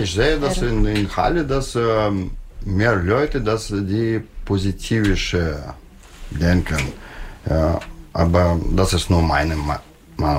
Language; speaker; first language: German; non-native, learner; Russian